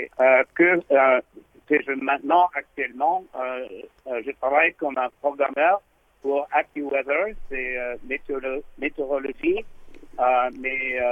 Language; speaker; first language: French; non-native, learner; English